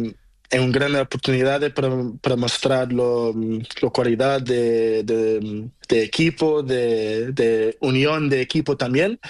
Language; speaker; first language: Spanish; non-native, learner; Portuguese